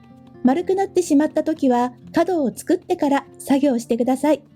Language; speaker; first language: Japanese; native; Japanese